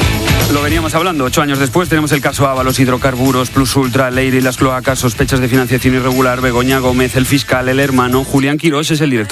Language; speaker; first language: Spanish; native; Spanish